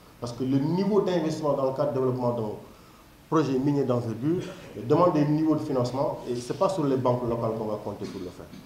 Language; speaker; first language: French; non-native, local second language; Wolof